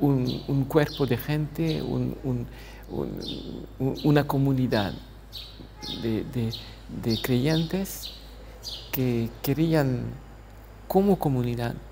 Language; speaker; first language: Spanish; non-native, fluent; French